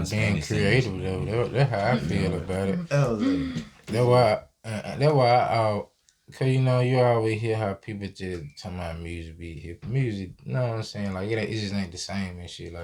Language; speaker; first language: English; native; English